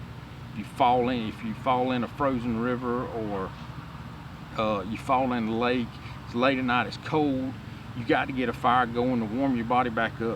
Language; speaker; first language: English; native; English